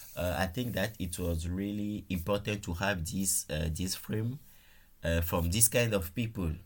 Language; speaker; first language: English; non-native, fluent; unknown